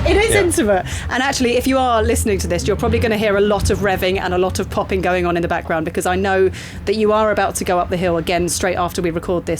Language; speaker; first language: English; native; English